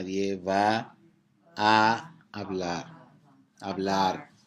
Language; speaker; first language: Spanish; non-native, fluent; English